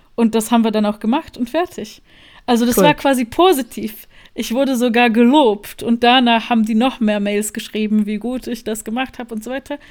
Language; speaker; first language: German; non-native, fluent; Bosnian